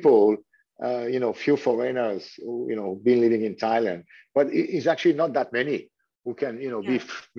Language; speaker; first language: English; non-native, fluent; French